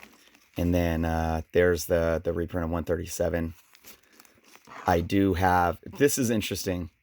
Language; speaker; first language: English; native; English